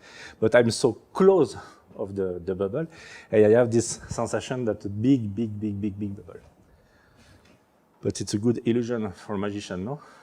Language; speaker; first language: English; non-native, learner; French